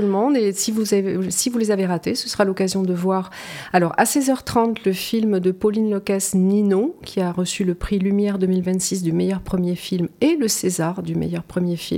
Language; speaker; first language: French; native; French